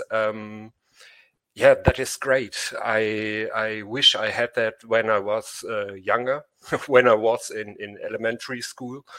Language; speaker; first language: English; non-native, learner; German